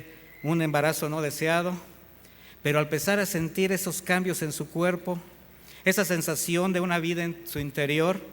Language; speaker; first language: Spanish; native; Spanish